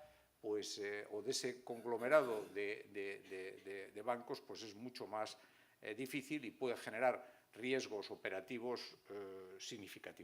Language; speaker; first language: Spanish; native; Spanish